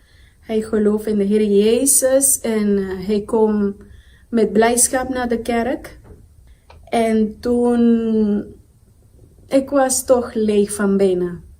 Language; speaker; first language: Dutch; non-native, local second language; Papiamento